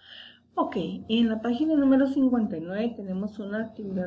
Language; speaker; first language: Spanish; native; Spanish